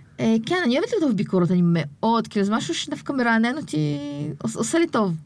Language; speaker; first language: Hebrew; early bilingual, other home language; Russian